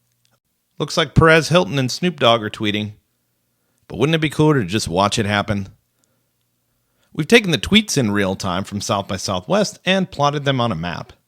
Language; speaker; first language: English; native; English